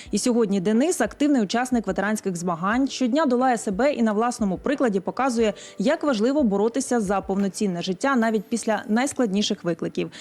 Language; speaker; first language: Ukrainian; native; Ukrainian